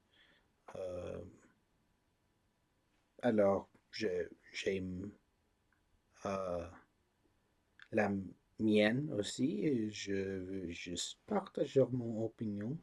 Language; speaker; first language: French; non-native, learner; English